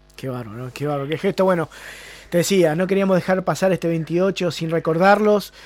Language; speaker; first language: Spanish; native; Spanish